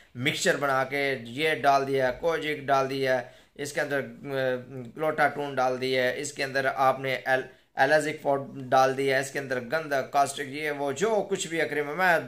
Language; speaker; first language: Urdu; non-native, local second language; Punjabi